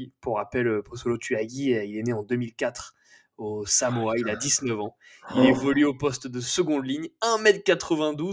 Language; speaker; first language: French; native; French